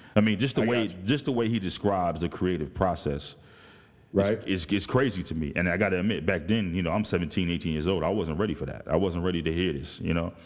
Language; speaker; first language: English; native; English